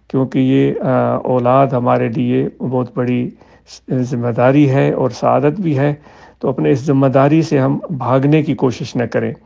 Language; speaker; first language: Urdu; non-native, local second language; Sindhi